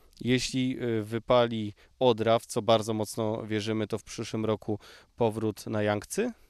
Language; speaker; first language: Polish; native; Polish